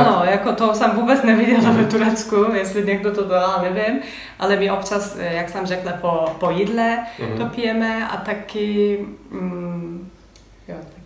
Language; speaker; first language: Czech; non-native, learner; Turkish